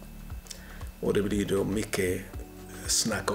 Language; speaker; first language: Swedish; non-native, fluent; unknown